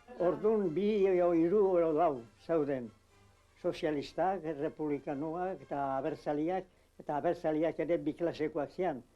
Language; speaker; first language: Basque; native; Basque